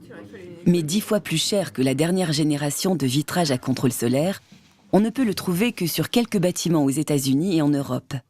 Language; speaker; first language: French; native; French